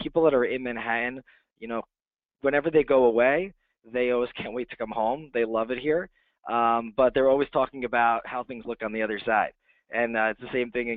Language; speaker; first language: English; native; English